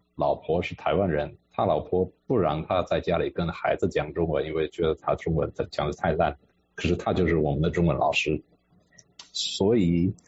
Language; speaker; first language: Chinese; non-native, fluent; English